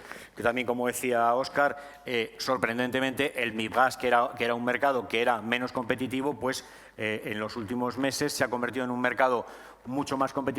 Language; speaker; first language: Spanish; native; Spanish